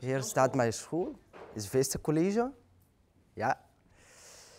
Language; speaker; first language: Dutch; non-native, learner; Arabic